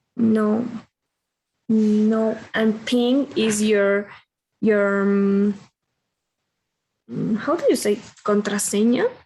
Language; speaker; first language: English; non-native, learner; Spanish